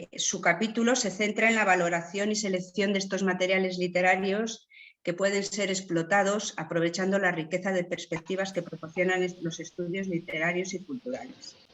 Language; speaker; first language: Spanish; native; Spanish